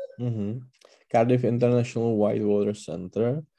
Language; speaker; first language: German; non-native, learner; Czech